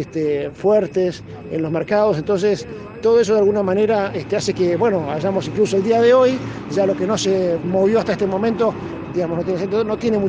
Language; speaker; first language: Spanish; native; Spanish